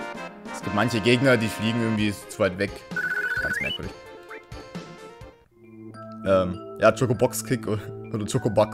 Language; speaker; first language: German; native; German